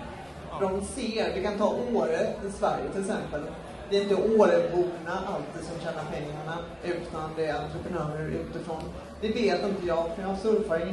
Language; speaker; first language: Swedish; native; Swedish